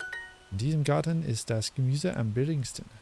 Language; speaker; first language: German; non-native, learner; English